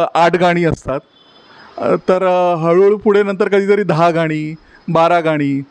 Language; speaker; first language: Marathi; native; Marathi